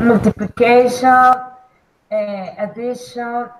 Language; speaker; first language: English; non-native, learner; Spanish